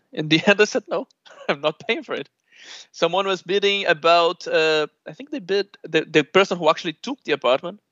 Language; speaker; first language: English; non-native, fluent; Portuguese